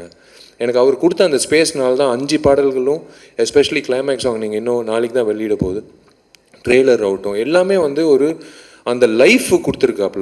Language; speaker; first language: Tamil; native; Tamil